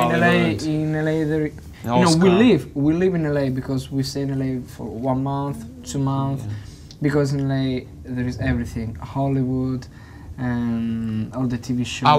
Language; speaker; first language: English; non-native, learner; Italian